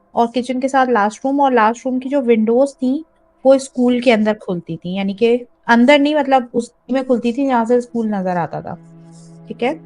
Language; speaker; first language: Urdu; native; Urdu